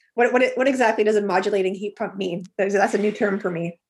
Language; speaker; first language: English; native; English